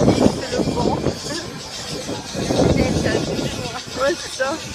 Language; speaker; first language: French; native; French